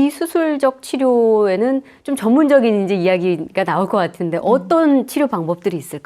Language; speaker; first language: Korean; native; Korean